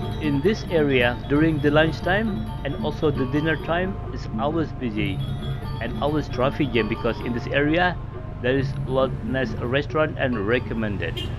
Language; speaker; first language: English; non-native, fluent; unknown